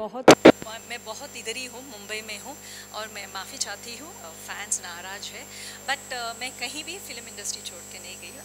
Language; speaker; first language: Hindi; non-native, local second language; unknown